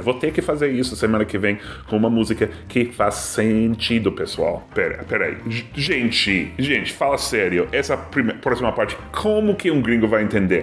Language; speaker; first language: Portuguese; non-native, fluent; English